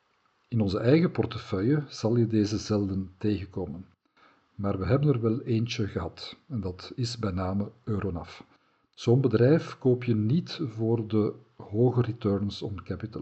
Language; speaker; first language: Dutch; native; Dutch